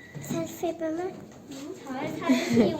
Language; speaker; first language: Korean; early bilingual, heritage; Korean